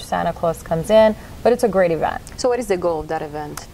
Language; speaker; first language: English; native; English